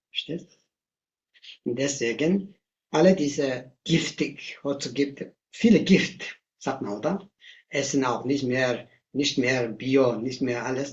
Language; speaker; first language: German; non-native, learner; Tibetan